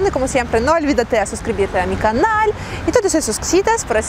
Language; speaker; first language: Spanish; non-native, learner; Russian